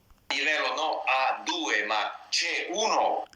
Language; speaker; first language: Italian; non-native, learner; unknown